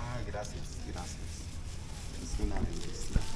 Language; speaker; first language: Spanish; native; Spanish